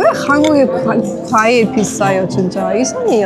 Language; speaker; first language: Korean; non-native, learner; Persian